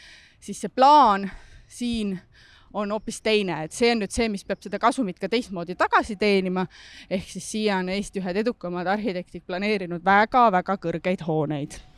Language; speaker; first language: Estonian; native; Estonian